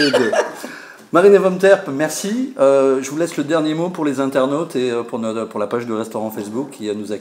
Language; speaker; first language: French; native; French